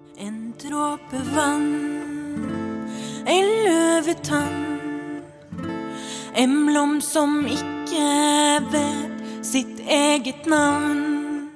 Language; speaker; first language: Norwegian; native; Norwegian